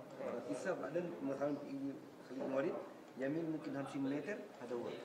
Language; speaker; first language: Arabic; non-native, learner; Indonesian